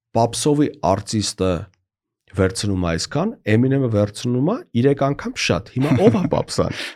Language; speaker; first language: Armenian; native; Armenian